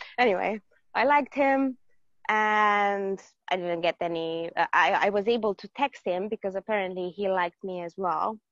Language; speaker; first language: English; non-native, fluent; Romanian